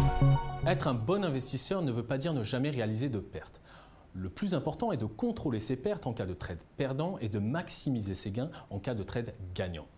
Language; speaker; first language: French; native; French